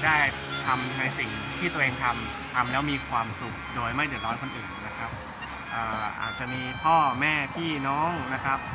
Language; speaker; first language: Thai; native; Thai